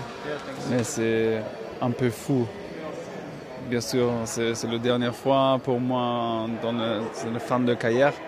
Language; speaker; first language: French; non-native, fluent; German